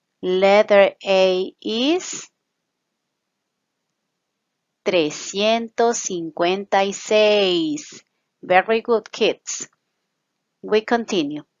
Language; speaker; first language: English; non-native, fluent; Spanish